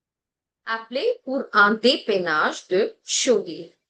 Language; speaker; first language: French; non-native, fluent; Hindi